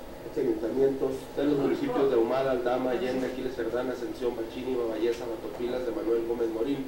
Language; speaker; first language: Spanish; native; Spanish